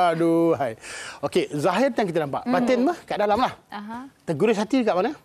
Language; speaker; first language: Malay; native; Malay